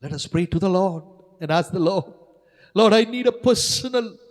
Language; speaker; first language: English; non-native, local second language; Malayalam